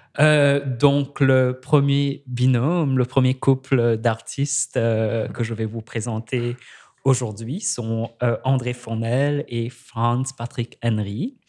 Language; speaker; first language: French; native; French